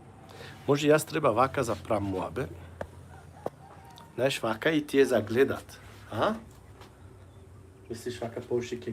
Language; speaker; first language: Macedonian; early bilingual, heritage; Macedonian